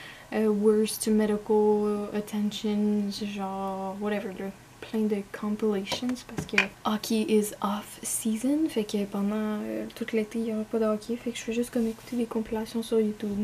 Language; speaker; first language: French; native; French